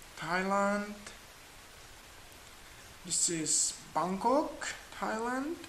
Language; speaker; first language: English; non-native, learner; Czech